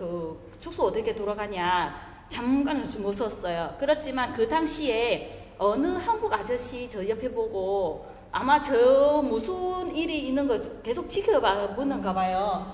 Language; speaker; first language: Korean; non-native, fluent; Vietnamese